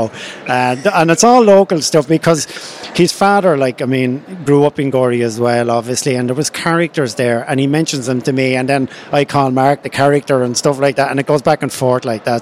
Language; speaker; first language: English; native; English